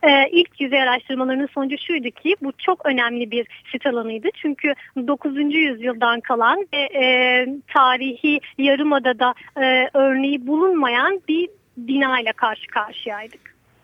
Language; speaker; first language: Turkish; native; Turkish